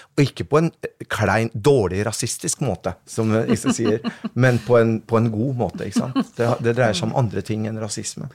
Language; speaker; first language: Norwegian; early bilingual, other home language; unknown